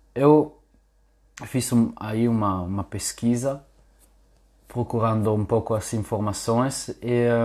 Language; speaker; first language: Portuguese; non-native, fluent; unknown